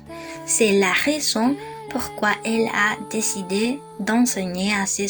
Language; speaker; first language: French; non-native, learner; Spanish